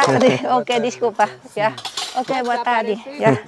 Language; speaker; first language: Portuguese; non-native, learner; Vietnamese